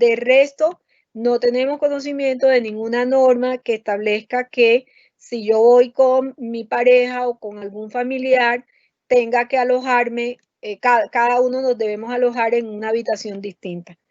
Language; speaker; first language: Spanish; native; Spanish